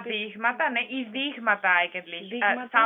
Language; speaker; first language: Greek; non-native, learner; German